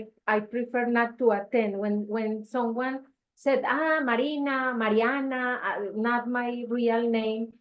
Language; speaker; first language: English; non-native, learner; Spanish